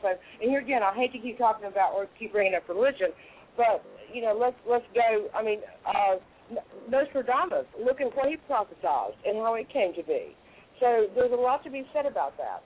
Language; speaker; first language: English; native; English